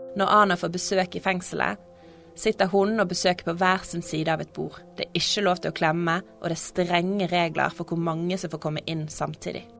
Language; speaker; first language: Norwegian; native; Norwegian